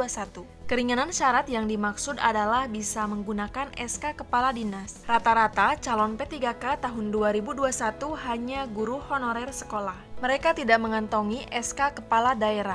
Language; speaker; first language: Indonesian; native; Indonesian